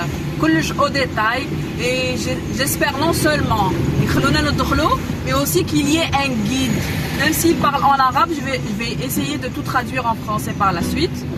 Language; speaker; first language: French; non-native, local second language; Arabic